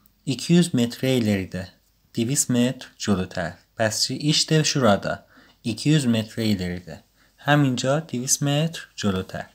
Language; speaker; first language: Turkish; non-native, fluent; Persian